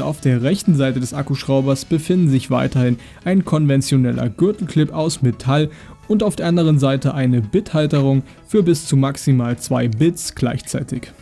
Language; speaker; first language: German; native; German